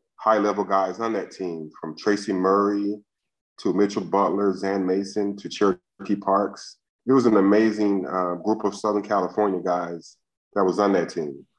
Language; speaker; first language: English; native; English